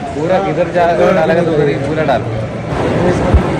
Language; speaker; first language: Hindi; non-native, local second language; Malayalam